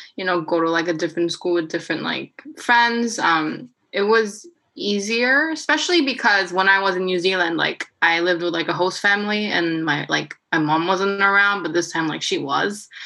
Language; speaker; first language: English; non-native, fluent; Korean